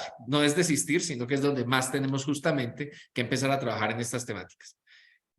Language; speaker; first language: Spanish; native; Spanish